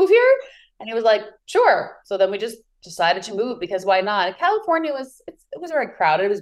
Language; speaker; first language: English; native; English